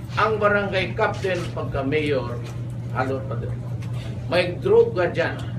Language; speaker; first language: Filipino; non-native, local second language; Cebuano